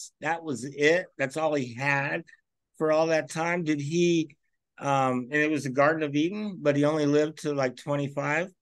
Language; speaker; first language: English; native; English